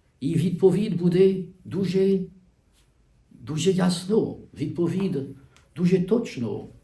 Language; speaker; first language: Ukrainian; non-native, learner; French